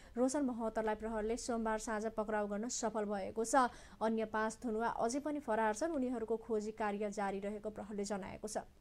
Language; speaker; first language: Nepali; non-native, local second language; Maithili